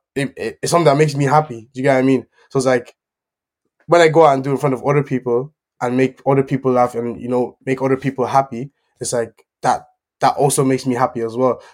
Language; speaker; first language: English; native; English